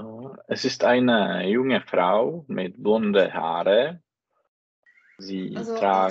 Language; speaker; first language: German; non-native, learner; Czech